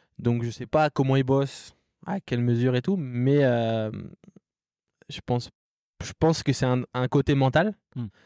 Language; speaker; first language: French; native; French